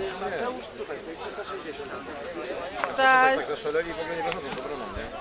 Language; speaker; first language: Polish; native; Polish